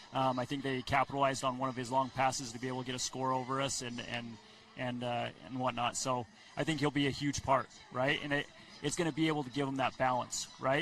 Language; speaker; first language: English; native; English